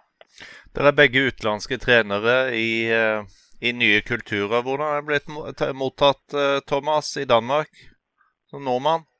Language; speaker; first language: Norwegian; native; Norwegian